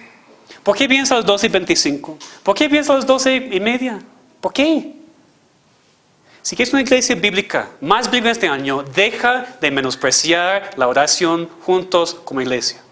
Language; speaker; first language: Spanish; non-native, fluent; English